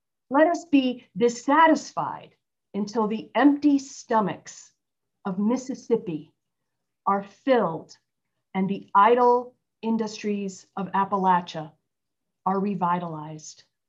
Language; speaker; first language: English; native; English